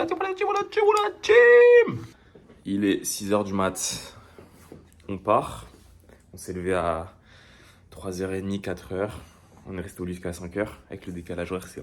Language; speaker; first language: French; native; French